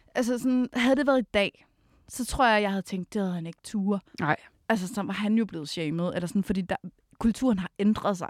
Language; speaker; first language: Danish; native; Danish